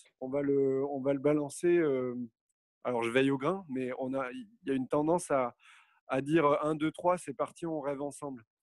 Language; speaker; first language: French; native; French